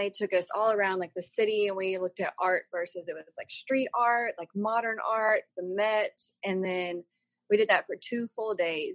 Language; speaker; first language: English; native; English